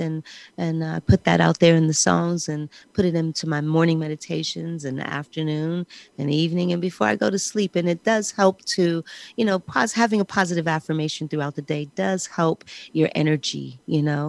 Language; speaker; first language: English; native; English